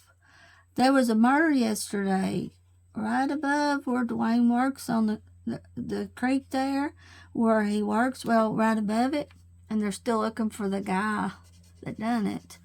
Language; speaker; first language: English; native; English